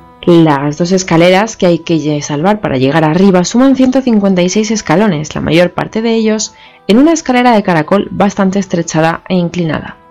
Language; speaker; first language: Spanish; native; Spanish